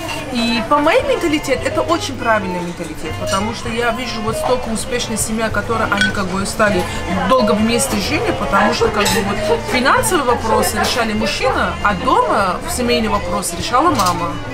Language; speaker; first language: Russian; non-native, fluent; Persian